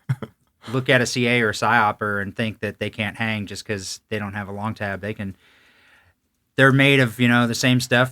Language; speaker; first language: English; native; English